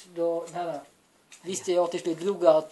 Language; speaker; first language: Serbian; non-native, learner; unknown